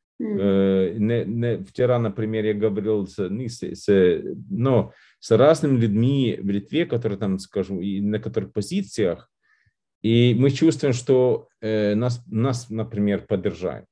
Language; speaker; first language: Russian; non-native, fluent; Lithuanian